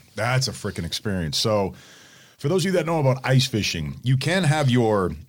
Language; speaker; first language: English; native; English